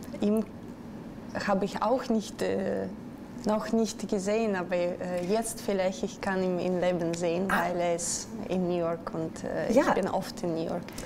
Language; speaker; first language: German; non-native, learner; Russian